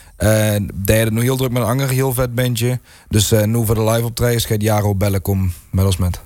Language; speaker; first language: Dutch; native; Dutch